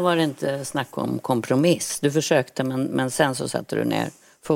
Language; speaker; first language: Swedish; native; Swedish